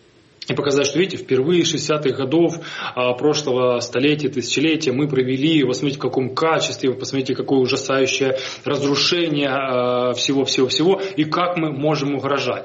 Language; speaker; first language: Russian; native; Russian